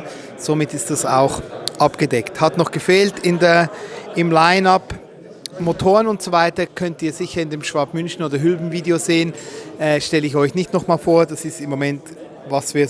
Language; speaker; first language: German; native; German